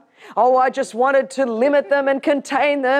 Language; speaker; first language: English; native; English